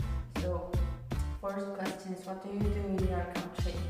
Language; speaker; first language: English; non-native, learner; Korean